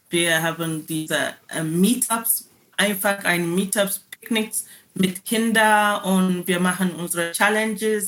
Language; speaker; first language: German; non-native, learner; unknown